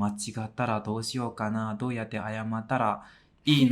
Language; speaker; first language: Japanese; non-native, fluent; Burmese